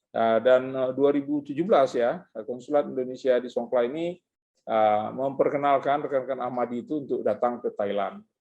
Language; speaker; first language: Indonesian; native; Indonesian